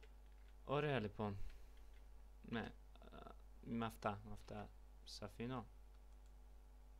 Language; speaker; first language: Greek; non-native, learner; Bulgarian